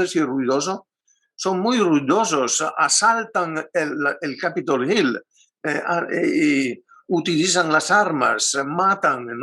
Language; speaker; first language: Spanish; non-native, fluent; Italian